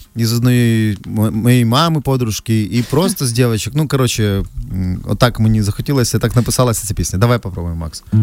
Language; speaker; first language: Ukrainian; native; Ukrainian